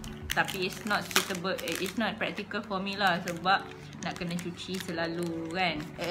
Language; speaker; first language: English; non-native, local second language; Malay